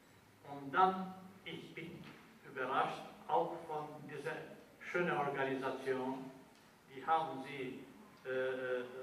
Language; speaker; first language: German; non-native, fluent; Albanian